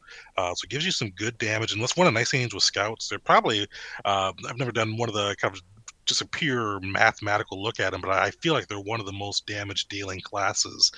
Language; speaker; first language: English; native; English